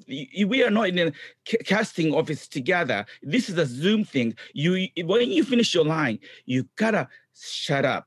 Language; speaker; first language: English; non-native, fluent; Japanese